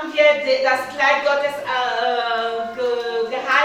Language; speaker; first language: German; non-native, learner; French